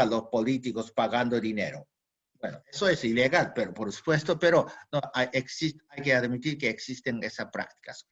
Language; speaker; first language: Spanish; non-native, fluent; Japanese